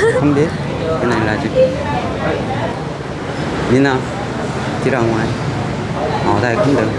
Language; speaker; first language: Vietnamese; non-native, learner; Korean